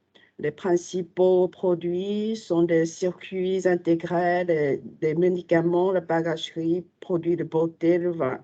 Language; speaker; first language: French; non-native, fluent; Chinese